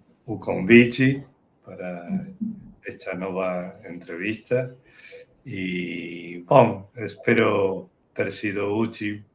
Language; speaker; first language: Portuguese; non-native, fluent; Spanish